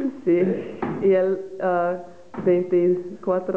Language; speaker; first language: Spanish; non-native, learner; English